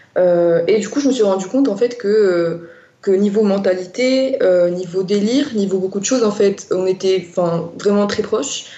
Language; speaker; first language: French; non-native, local second language; Arabic